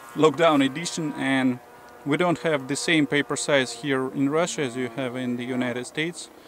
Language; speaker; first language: English; non-native, fluent; Russian